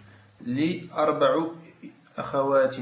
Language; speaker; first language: Arabic; non-native, learner; French